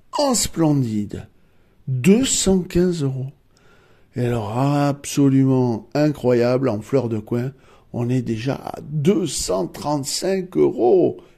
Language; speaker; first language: French; native; French